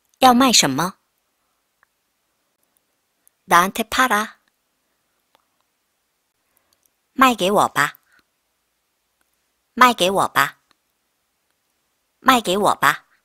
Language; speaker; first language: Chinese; non-native, fluent; Korean